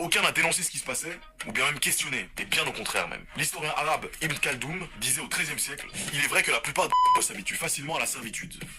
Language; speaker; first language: French; native; French